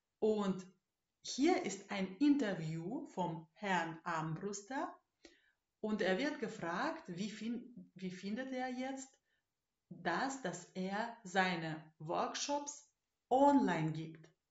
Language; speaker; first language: German; non-native, fluent; Russian